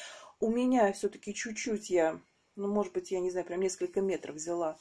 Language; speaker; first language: Russian; native; Russian